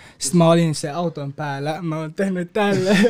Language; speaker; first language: Finnish; non-native, learner; Kurdish